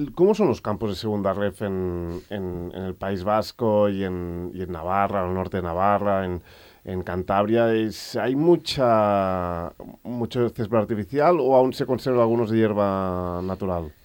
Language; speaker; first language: Spanish; non-native, local second language; Catalan